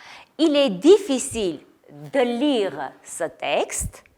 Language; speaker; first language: French; non-native, fluent; Armenian